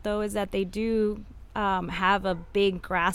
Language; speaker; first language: English; early bilingual, other home language; Spanish